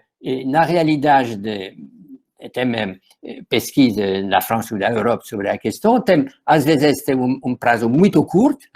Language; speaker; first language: Portuguese; non-native, fluent; French